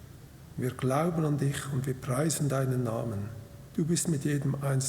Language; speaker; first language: German; native; German